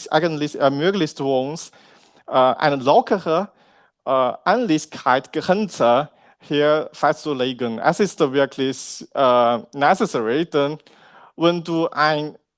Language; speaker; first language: German; non-native, learner; Chinese